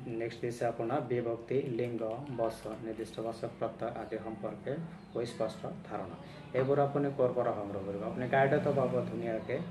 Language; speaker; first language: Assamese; non-native, local second language; Bangla